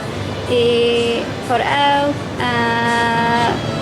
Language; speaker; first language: Spanish; non-native, learner; English